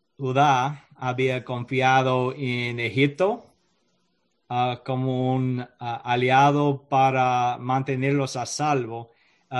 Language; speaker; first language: Spanish; non-native, learner; English